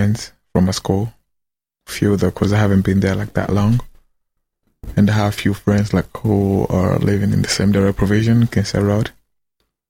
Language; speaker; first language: English; non-native, local second language; Kinyarwanda